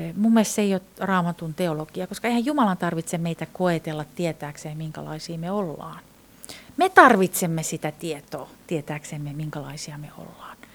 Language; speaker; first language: Finnish; non-native, fluent; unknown